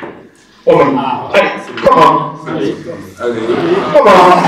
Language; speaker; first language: French; native; French